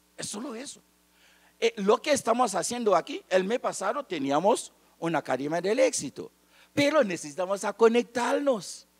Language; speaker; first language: Spanish; non-native, fluent; Haitian Creole